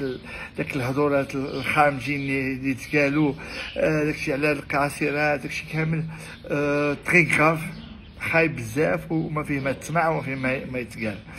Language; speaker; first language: Arabic; native; Arabic